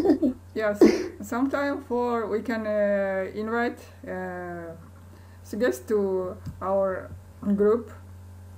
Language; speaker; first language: English; non-native, learner; Kazakh